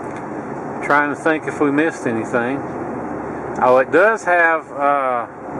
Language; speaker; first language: English; native; English